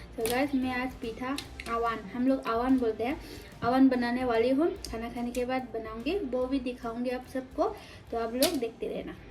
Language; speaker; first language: Hindi; non-native, local second language; Kok Borok